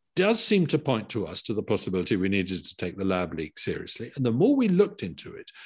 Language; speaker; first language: English; native; English